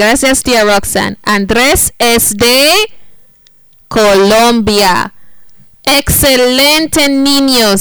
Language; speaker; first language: Spanish; non-native, fluent; English